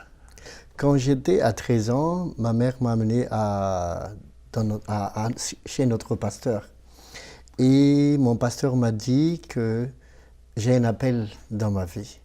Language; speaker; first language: French; non-native, local second language; Malagasy